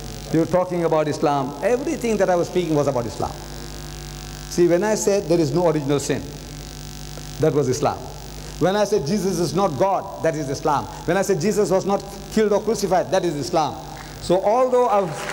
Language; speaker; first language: English; early bilingual, other home language; Gujarati